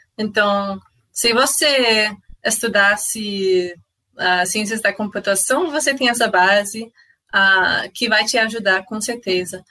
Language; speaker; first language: Portuguese; non-native, fluent; English